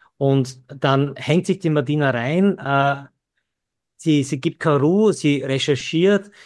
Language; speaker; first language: German; native; German